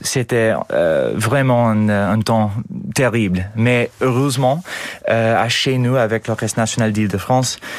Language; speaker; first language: French; non-native, learner; English